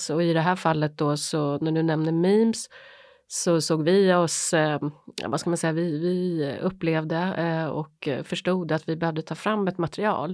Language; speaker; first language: Swedish; native; Swedish